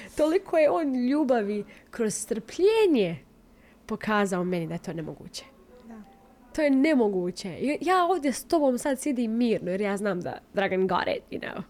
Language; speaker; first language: Bosnian; native; Bosnian